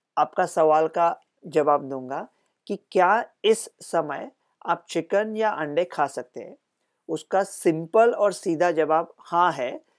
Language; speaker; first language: Hindi; non-native, local second language; Marathi